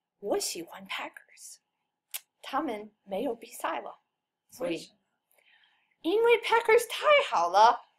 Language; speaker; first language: Chinese; non-native, fluent; English